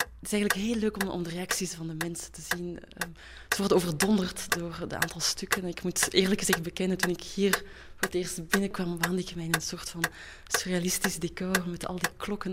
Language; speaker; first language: Dutch; native; Dutch